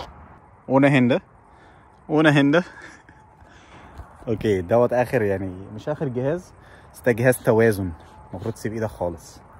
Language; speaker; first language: German; non-native, learner; Arabic